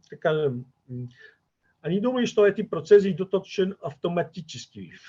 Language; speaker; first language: Russian; non-native, fluent; Catalan